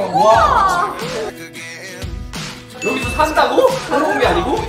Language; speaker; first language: Korean; native; Korean